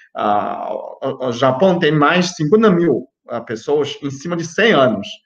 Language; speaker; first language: Portuguese; non-native, fluent; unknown